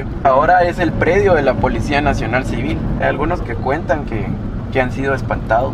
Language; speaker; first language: Spanish; native; Spanish